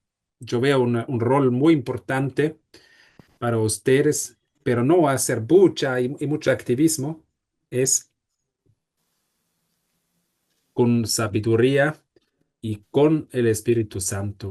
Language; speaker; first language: Spanish; non-native, fluent; German